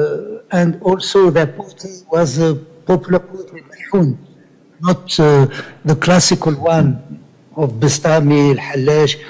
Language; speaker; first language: English; non-native, learner; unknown